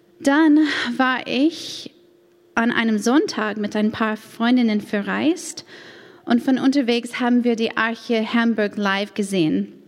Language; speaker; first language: German; non-native, fluent; English